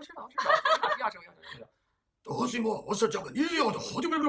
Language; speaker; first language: Chinese; early bilingual, heritage; English